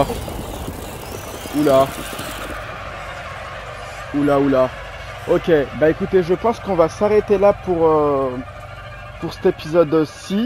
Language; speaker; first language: French; native; French